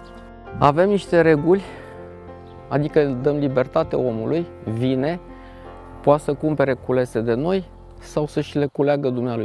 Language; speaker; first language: Romanian; native; Romanian